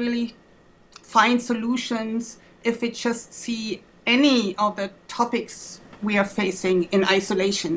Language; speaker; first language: English; non-native, fluent; German